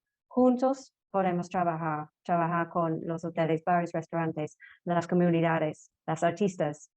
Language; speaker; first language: Spanish; non-native, fluent; English